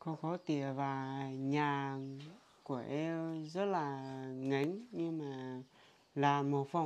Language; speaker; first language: Vietnamese; non-native, local second language; Hmong